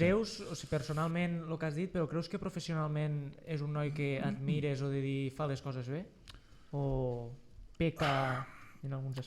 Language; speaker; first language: Catalan; native; Catalan